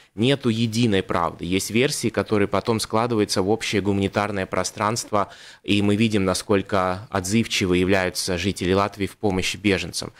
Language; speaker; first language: Russian; native; Russian